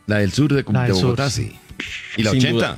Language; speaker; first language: Spanish; native; Spanish